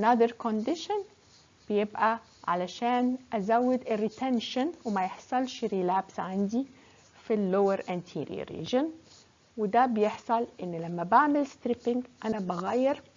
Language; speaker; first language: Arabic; native; Arabic